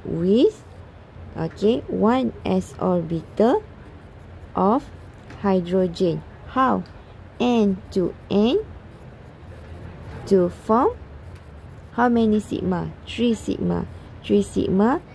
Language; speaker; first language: English; non-native, local second language; Malay